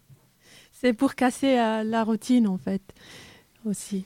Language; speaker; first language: French; non-native, learner; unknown